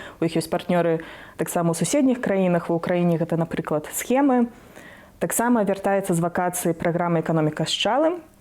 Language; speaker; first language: Belarusian; non-native, local second language; Russian